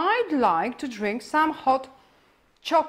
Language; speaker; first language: English; non-native, fluent; Polish